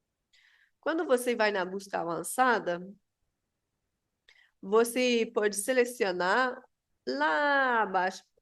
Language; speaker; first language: Portuguese; non-native, fluent; Spanish